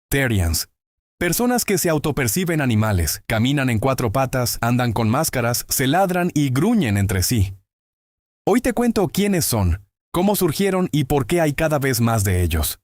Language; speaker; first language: Spanish; native; Spanish